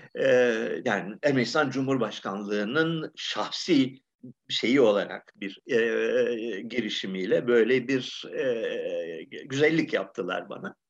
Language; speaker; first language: Turkish; native; Turkish